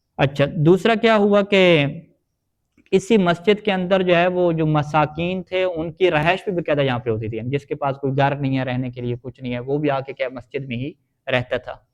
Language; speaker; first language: Urdu; native; Urdu